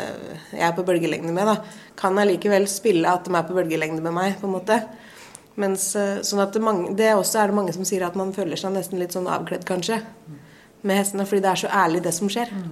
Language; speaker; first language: Norwegian; native; Norwegian